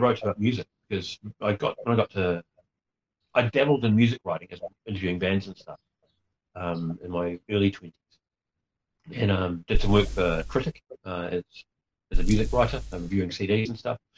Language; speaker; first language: English; native; English